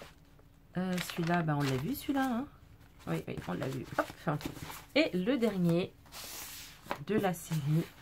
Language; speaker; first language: French; native; French